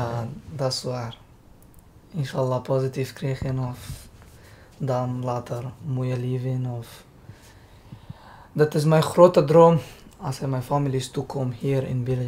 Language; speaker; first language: Dutch; non-native, learner; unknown